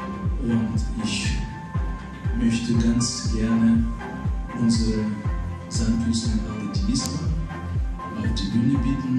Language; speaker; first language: German; non-native, fluent; Russian